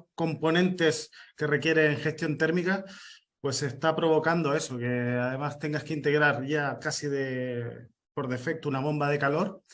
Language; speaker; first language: Spanish; native; Spanish